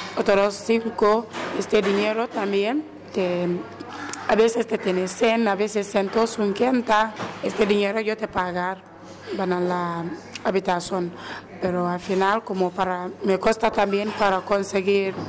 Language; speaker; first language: Spanish; non-native, learner; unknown